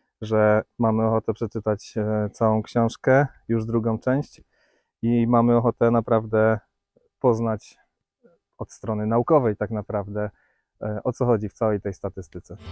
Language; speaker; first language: Polish; native; Polish